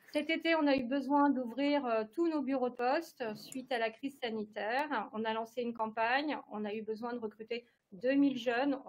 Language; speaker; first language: French; native; French